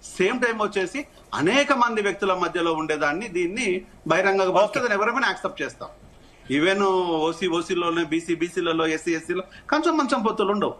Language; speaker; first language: Telugu; native; Telugu